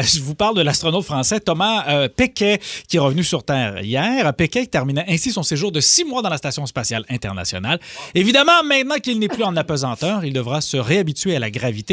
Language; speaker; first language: French; native; French